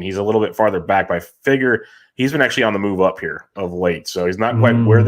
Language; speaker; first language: English; native; English